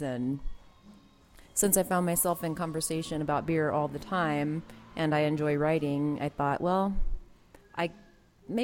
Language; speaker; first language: English; native; English